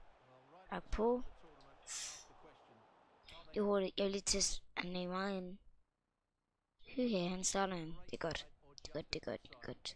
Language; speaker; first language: Danish; native; Danish